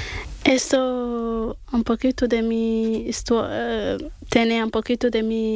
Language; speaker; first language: Spanish; non-native, learner; Arabic